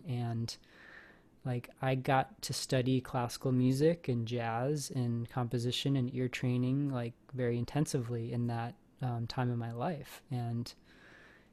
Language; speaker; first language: English; native; English